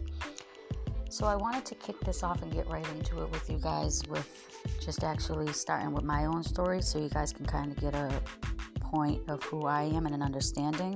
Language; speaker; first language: English; native; English